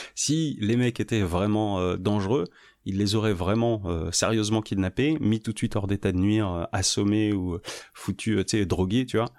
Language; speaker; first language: French; native; French